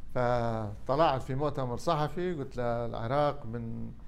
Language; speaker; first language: Arabic; non-native, local second language; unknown